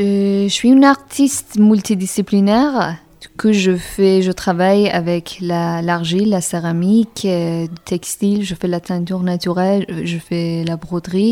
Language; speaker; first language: French; non-native, fluent; Persian